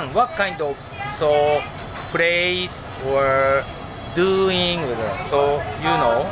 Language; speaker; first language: English; non-native, learner; Japanese